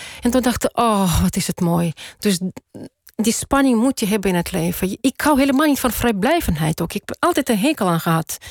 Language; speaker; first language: Dutch; non-native, fluent; Russian